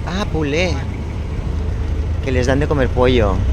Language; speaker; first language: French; non-native, learner; Spanish